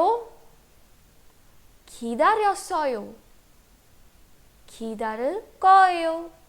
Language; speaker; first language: Korean; non-native, fluent; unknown